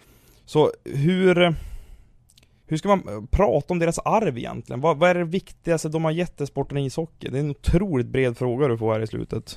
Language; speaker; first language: Swedish; native; Swedish